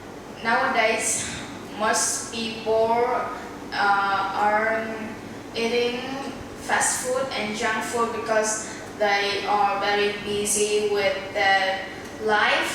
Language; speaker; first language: English; non-native, learner; Vietnamese